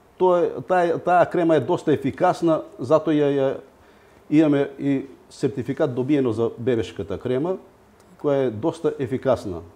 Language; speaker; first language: Macedonian; native; Macedonian